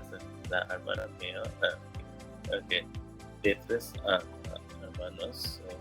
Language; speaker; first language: Spanish; non-native, learner; English